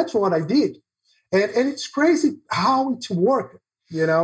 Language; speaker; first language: English; non-native, fluent; Portuguese